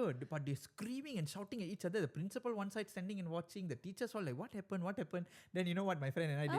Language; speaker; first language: English; native; English